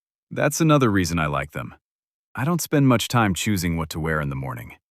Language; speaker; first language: English; native; English